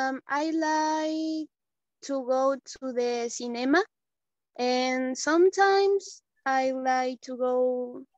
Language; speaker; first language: English; non-native, learner; Spanish